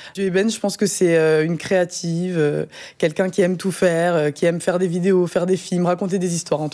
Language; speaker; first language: French; native; French